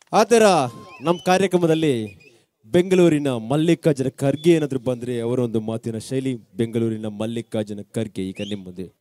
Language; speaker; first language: Kannada; non-native, local second language; Malayalam